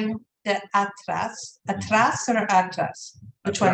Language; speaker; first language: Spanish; non-native, learner; English